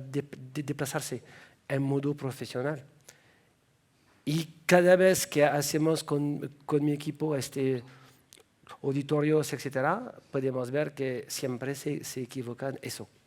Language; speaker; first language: Spanish; non-native, fluent; French